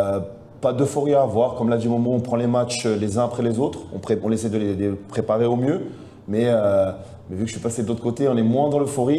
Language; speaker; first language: French; native; French